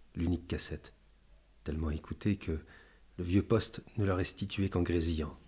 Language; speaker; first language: French; native; French